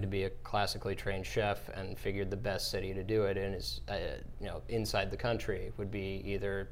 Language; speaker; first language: English; native; English